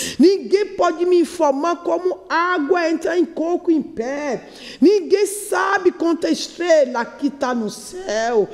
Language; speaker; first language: Portuguese; non-native, learner; Yoruba